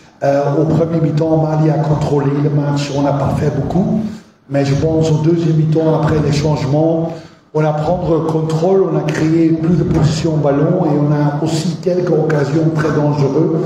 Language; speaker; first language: French; non-native, fluent; Dutch